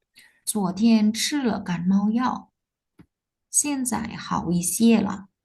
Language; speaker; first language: Chinese; non-native, fluent; Indonesian